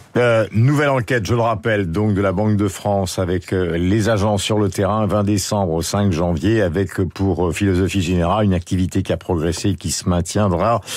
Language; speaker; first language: French; native; French